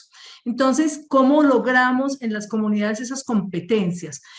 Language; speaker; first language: Spanish; native; Spanish